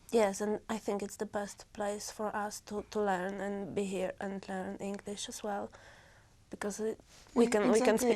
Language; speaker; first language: English; non-native, learner; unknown